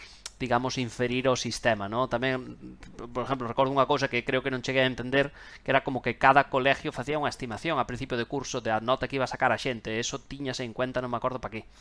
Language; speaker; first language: Galician; non-native, local second language; Spanish